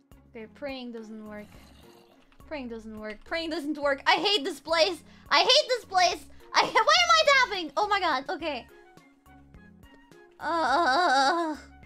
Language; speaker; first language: English; non-native, fluent; Spanish